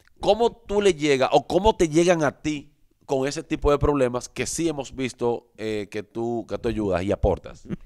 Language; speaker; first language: Spanish; native; Spanish